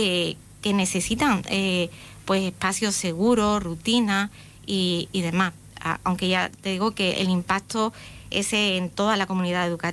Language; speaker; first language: Spanish; native; Spanish